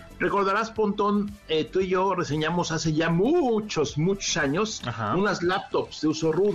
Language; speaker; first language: Spanish; native; Spanish